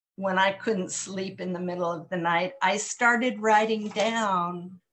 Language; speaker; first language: English; native; English